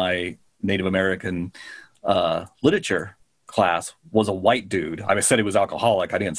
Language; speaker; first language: English; native; English